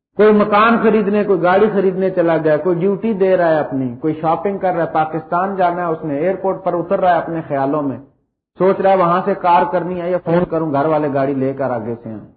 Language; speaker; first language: Urdu; native; Urdu